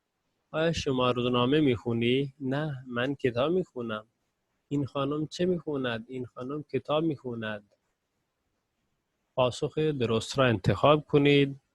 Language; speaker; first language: Persian; non-native, fluent; Urdu